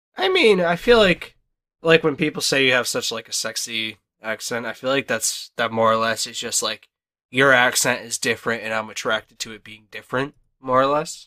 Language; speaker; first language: English; native; English